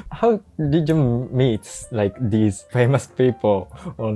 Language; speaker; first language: English; non-native, fluent; Japanese